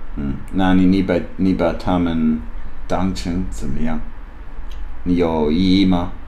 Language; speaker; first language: Chinese; non-native, learner; English